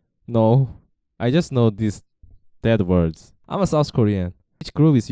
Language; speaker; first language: English; non-native, learner; Korean